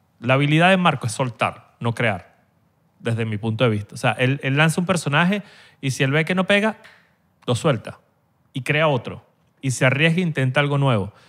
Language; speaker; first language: Spanish; native; Spanish